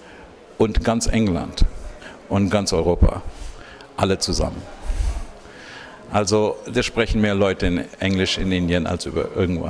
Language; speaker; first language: German; non-native, fluent; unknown